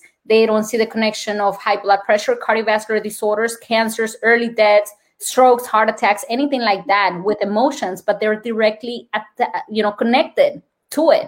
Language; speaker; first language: English; non-native, fluent; Spanish